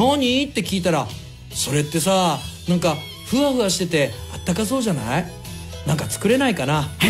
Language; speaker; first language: Japanese; native; Japanese